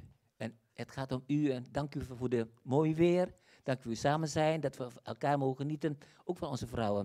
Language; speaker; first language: Dutch; non-native, fluent; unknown